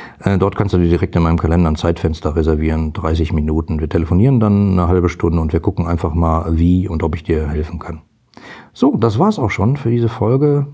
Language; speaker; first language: German; native; German